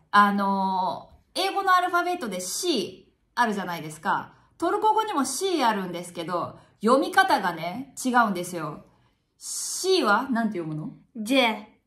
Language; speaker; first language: Japanese; native; Japanese